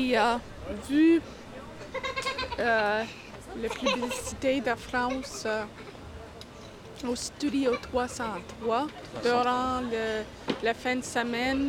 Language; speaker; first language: French; non-native, local second language; English